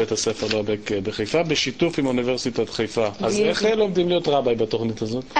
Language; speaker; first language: Hebrew; native; Hebrew